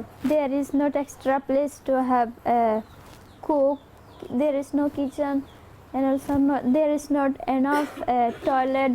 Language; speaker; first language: English; non-native, learner; Rohingya